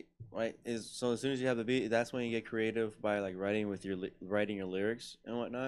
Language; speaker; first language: English; early bilingual, other home language; Spanish